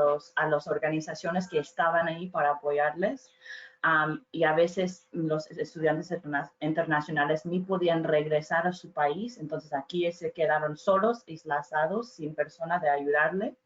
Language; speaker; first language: Spanish; non-native, fluent; English